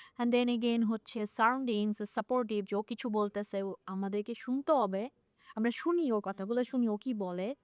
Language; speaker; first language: Bangla; native; Bangla